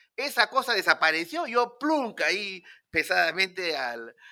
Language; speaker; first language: Spanish; native; Spanish